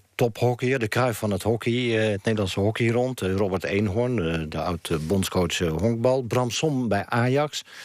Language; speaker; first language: Dutch; native; Dutch